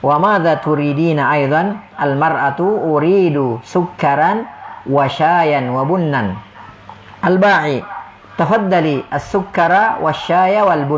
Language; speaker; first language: Arabic; non-native, fluent; Indonesian